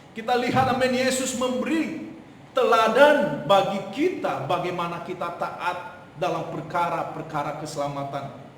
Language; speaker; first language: Indonesian; non-native, local second language; Nias